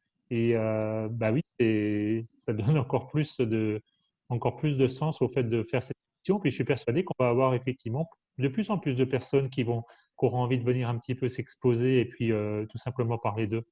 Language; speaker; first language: French; native; French